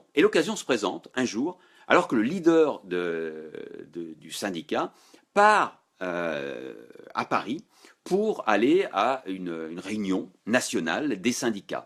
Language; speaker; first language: French; native; French